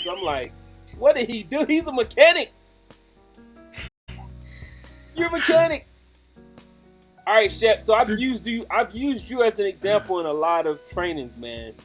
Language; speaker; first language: English; native; English